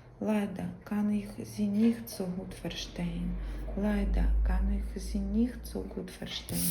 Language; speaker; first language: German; non-native, learner; Ukrainian